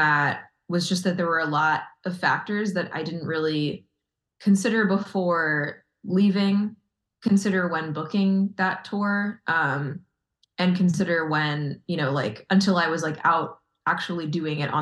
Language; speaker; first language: English; native; English